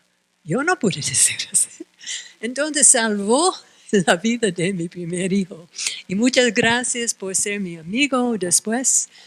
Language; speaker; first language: Spanish; non-native, fluent; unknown